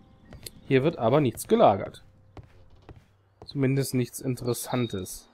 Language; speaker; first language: German; native; German